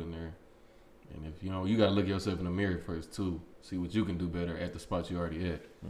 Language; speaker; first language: English; native; English